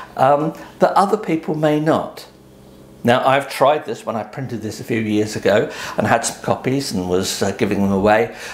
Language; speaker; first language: English; native; English